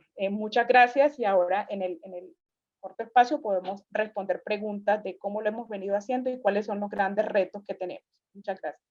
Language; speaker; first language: Spanish; native; Spanish